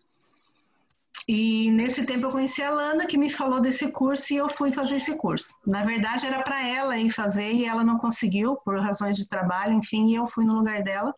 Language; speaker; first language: Portuguese; native; Portuguese